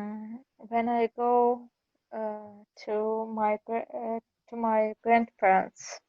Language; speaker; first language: English; non-native, learner; Russian